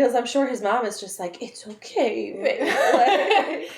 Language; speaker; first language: English; native; English